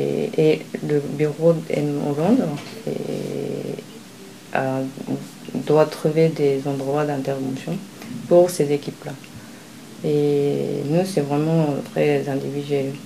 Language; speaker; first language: French; non-native, fluent; Japanese